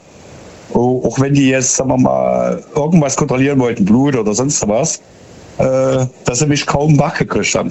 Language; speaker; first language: German; native; German